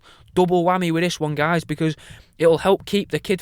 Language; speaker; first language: English; native; English